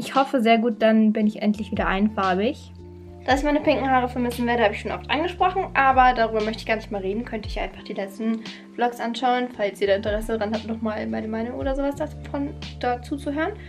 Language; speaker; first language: German; native; German